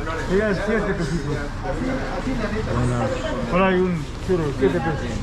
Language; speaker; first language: Spanish; native; Spanish